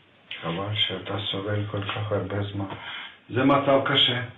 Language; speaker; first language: Hebrew; non-native, fluent; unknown